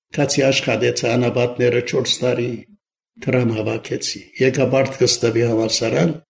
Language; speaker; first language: Armenian; early bilingual, heritage; Armenian